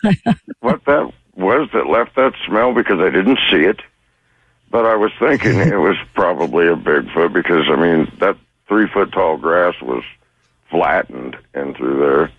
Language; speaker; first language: English; native; English